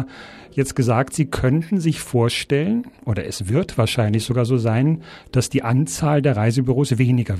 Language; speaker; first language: German; native; German